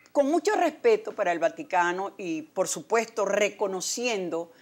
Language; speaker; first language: Spanish; native; Spanish